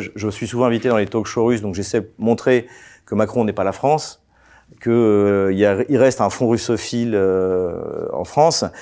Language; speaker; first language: French; native; French